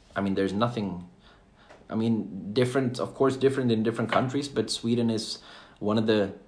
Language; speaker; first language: English; non-native, fluent; Swedish